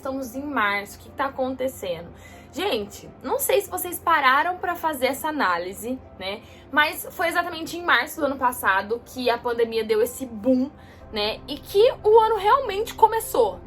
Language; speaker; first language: Portuguese; native; Portuguese